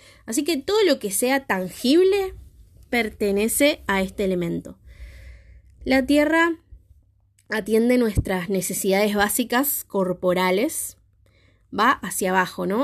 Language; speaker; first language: Spanish; native; Spanish